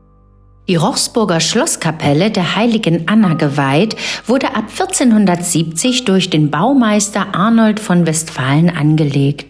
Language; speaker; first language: German; native; German